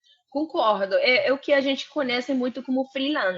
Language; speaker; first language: Portuguese; non-native, fluent; Spanish